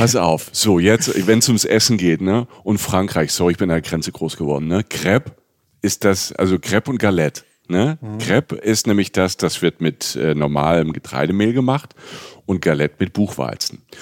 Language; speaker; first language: German; native; German